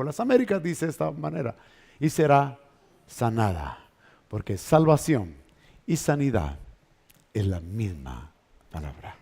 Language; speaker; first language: Spanish; native; Spanish